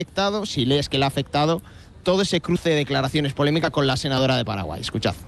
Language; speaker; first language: Spanish; native; Spanish